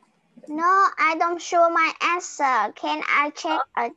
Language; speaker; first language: English; non-native, learner; Vietnamese